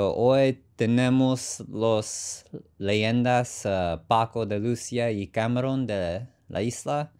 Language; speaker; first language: Spanish; non-native, learner; English